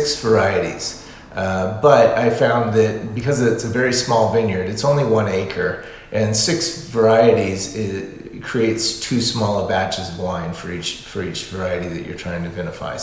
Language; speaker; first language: English; native; English